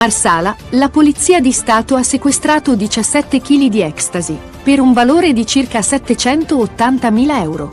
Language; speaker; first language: Italian; native; Italian